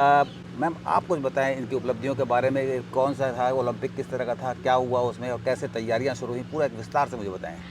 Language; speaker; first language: Hindi; native; Hindi